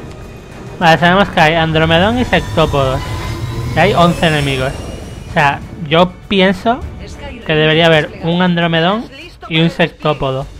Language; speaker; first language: Spanish; native; Spanish